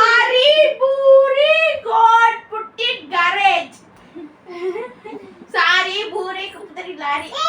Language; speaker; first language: English; non-native, local second language; Tamil